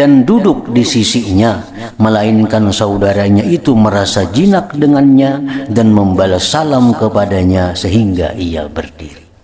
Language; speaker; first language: Indonesian; non-native, local second language; Banjar